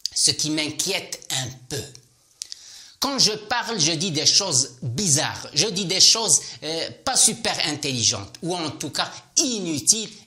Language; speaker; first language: French; non-native, local second language; Arabic